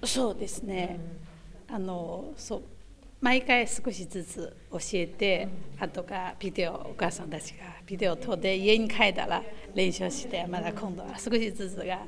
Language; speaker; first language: Japanese; non-native, fluent; Chinese